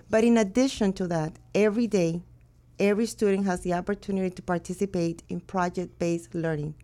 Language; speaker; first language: English; early bilingual, other home language; Spanish